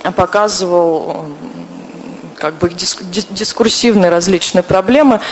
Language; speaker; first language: Russian; native; Russian